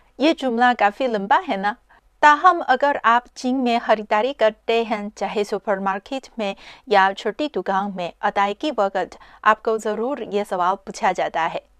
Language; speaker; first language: Urdu; non-native, fluent; Chinese